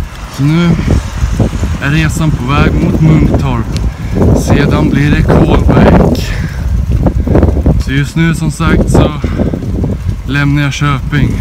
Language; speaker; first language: Swedish; native; Swedish